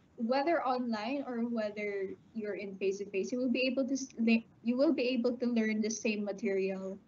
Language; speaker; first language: English; non-native, fluent; Indonesian